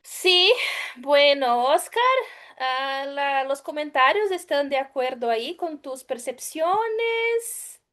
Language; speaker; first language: Spanish; non-native, fluent; Portuguese